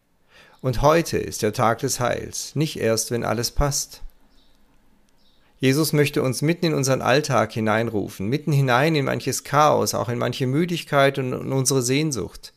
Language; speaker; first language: German; native; German